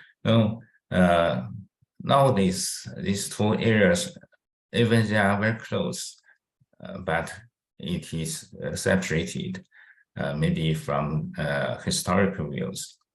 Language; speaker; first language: English; non-native, fluent; Chinese